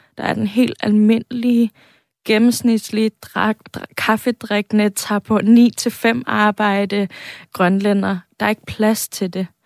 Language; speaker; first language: Danish; native; Danish